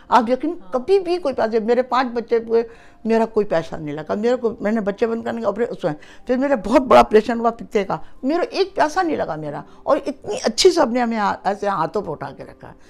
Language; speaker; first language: Urdu; early bilingual, heritage; Urdu